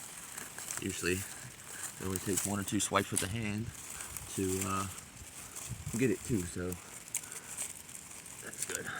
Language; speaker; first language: English; native; English